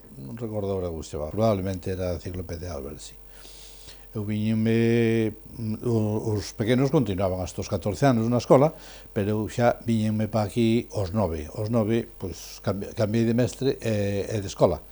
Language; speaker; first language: Galician; native; Galician